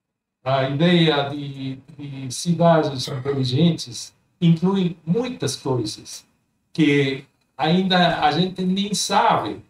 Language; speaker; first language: Portuguese; non-native, fluent; Spanish